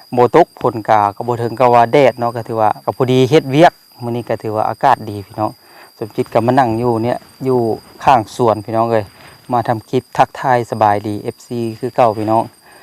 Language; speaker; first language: Thai; native; Thai